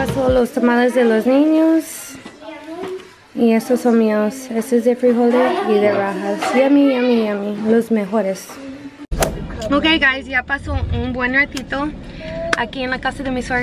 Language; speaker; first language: Spanish; early bilingual, other home language; English